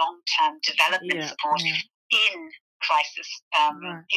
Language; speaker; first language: English; non-native, fluent; German